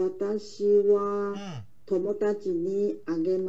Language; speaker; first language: Japanese; non-native, learner; Chinese